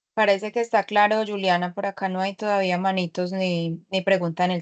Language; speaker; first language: Spanish; native; Spanish